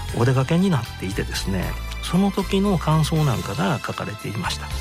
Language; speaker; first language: Japanese; native; Japanese